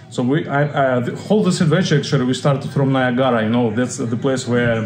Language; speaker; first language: English; non-native, fluent; Russian